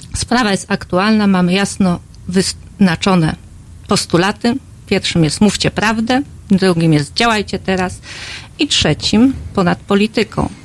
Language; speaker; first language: Polish; native; Polish